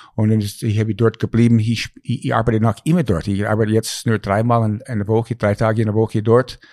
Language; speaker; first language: German; non-native, fluent; English